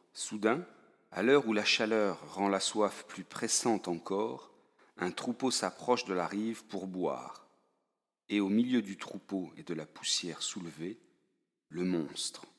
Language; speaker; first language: French; native; French